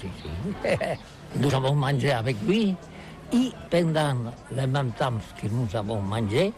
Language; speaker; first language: French; non-native, learner; Catalan